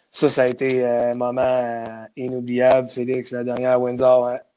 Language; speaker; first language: French; native; French